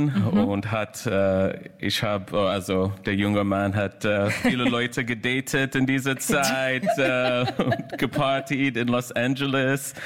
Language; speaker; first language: German; non-native, learner; English